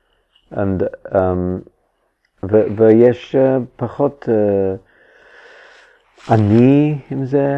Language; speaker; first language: Hebrew; non-native, fluent; English